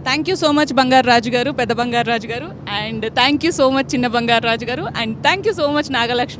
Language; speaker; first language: Telugu; native; Telugu